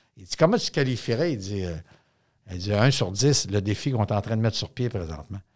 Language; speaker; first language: French; native; French